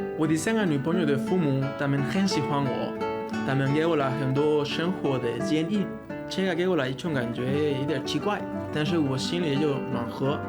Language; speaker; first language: Chinese; non-native, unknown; Spanish